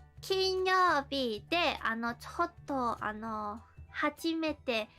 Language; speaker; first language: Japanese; non-native, learner; English